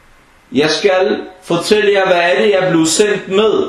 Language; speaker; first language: Danish; non-native, fluent; Arabic